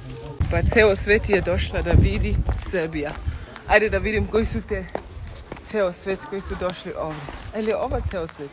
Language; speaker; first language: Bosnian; non-native, learner; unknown